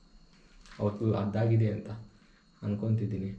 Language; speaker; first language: Kannada; non-native, local second language; Telugu